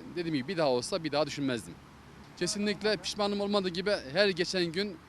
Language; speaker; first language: Turkish; native; Turkish